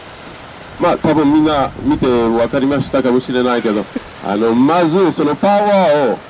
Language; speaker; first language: Japanese; non-native, fluent; French